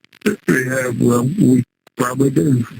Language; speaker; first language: English; native; English